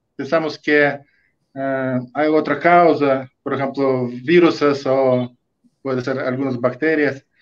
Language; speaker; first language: Spanish; non-native, fluent; Russian